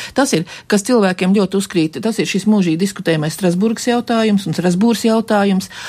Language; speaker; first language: Latvian; native; Latvian